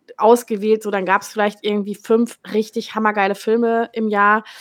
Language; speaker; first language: German; native; German